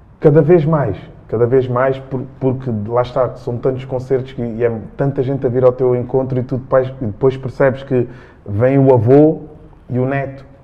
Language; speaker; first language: Portuguese; early bilingual, other home language; Kabuverdianu